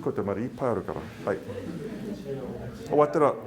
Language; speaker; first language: Japanese; non-native, fluent; English